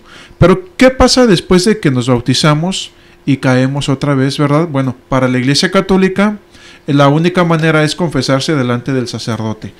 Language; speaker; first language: Spanish; native; Spanish